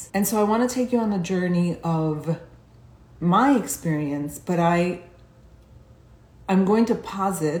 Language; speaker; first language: English; native; English